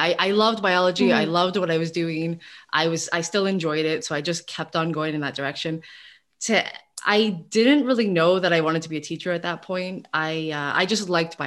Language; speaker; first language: English; native; English